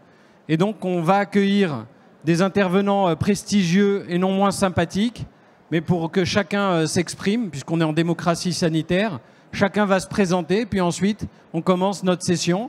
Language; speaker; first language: French; native; French